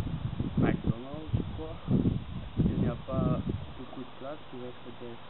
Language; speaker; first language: French; non-native, learner; Dutch